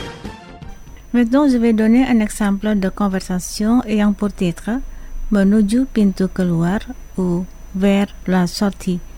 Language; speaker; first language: French; non-native, fluent; Indonesian